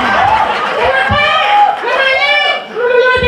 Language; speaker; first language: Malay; non-native, local second language; Balinese